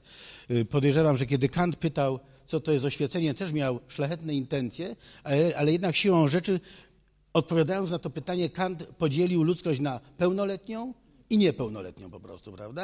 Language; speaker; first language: Polish; native; Polish